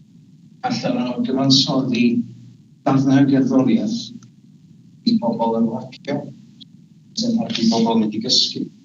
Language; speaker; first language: Welsh; native; Welsh